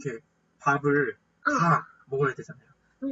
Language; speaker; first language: Korean; native; Korean